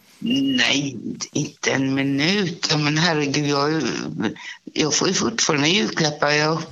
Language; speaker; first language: Swedish; native; Swedish